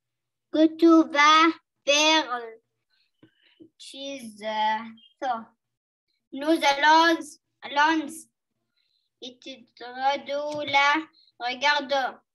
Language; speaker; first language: French; non-native, learner; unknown